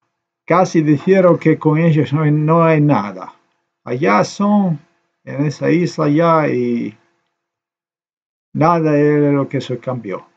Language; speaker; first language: Spanish; non-native, learner; Slovenian